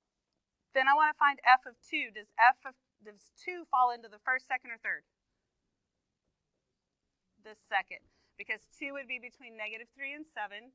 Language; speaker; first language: English; native; English